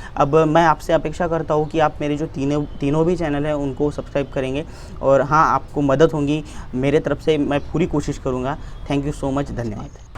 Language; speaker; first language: Hindi; non-native, local second language; Marathi